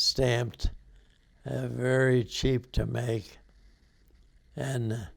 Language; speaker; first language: English; native; English